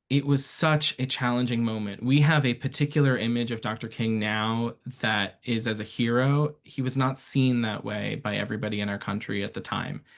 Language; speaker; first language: English; early bilingual, other home language; Persian